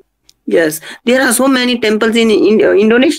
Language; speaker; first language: English; non-native, fluent; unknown